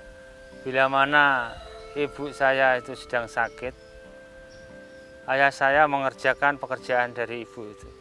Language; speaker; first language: Indonesian; non-native, local second language; Javanese